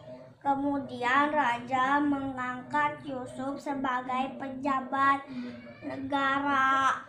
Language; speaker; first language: Indonesian; native; Indonesian